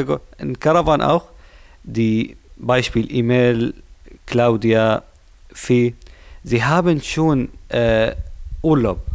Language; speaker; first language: German; non-native, learner; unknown